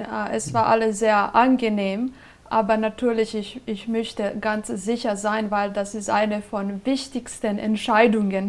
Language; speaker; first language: German; non-native, fluent; Serbian